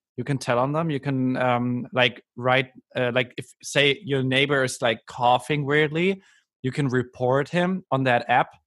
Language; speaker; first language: English; non-native, fluent; German